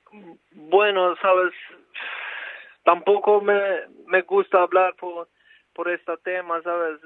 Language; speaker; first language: Spanish; non-native, fluent; Albanian